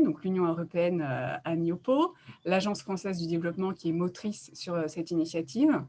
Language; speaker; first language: French; native; French